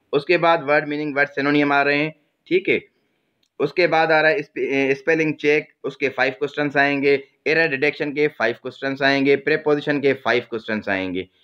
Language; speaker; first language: Urdu; non-native, local second language; Sindhi